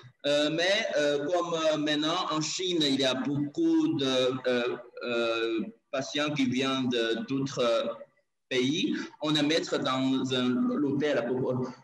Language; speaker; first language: French; non-native, learner; Chinese